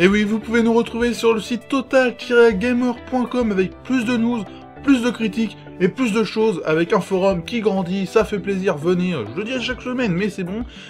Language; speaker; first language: French; native; French